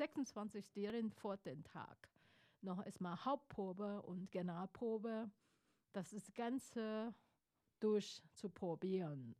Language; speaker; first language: German; non-native, fluent; Chinese